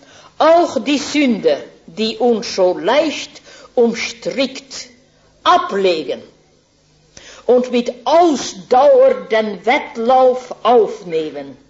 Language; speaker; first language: German; non-native, fluent; Dutch